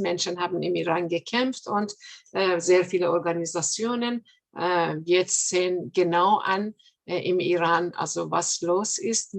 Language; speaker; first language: German; non-native, fluent; Persian